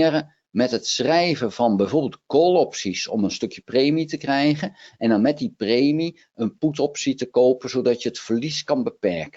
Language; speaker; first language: Dutch; native; Dutch